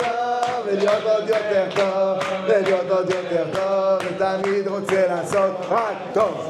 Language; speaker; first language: Hebrew; non-native, fluent; French